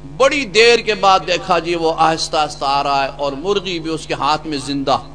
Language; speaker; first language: Urdu; non-native, local second language; Punjabi